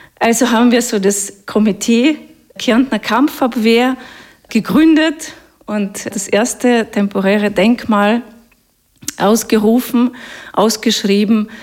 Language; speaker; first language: German; non-native, fluent; Russian